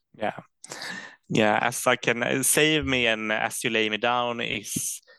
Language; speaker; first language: English; non-native, fluent; Swedish